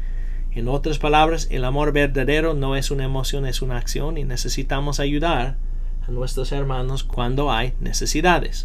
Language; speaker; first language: Spanish; non-native, fluent; English